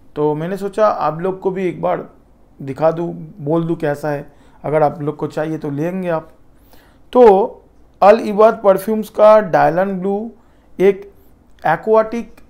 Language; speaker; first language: Hindi; non-native, local second language; Bangla